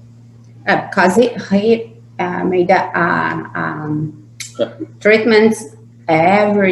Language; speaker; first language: English; non-native, learner; Portuguese